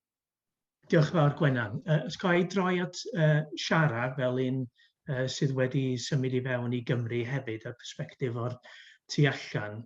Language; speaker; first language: Welsh; native; Welsh